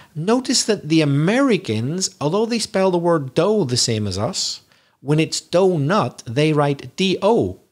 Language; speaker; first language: English; native; English